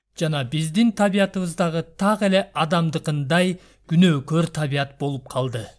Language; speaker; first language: Kyrgyz; non-native, local second language; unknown